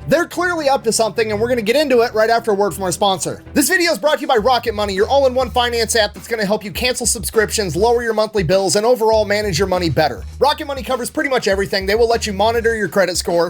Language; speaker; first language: English; native; English